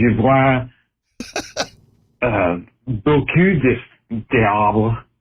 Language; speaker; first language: French; non-native, learner; English